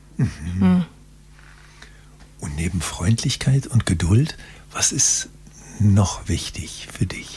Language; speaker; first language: German; native; German